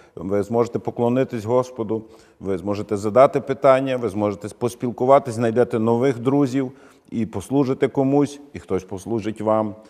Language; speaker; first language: Ukrainian; native; Ukrainian